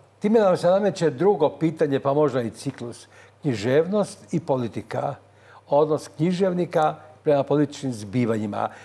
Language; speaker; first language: Croatian; native; Croatian